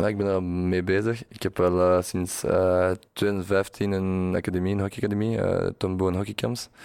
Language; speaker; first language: Dutch; non-native, local second language; French